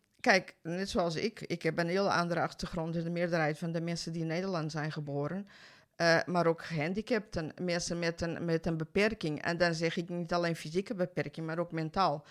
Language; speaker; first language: Dutch; non-native, fluent; Portuguese